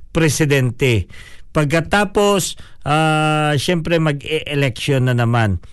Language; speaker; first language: Filipino; non-native, local second language; Hiligaynon